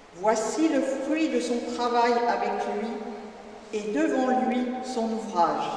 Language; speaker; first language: French; native; French